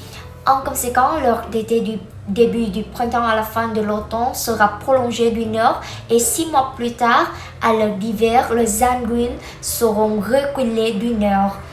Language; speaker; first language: French; non-native, learner; Vietnamese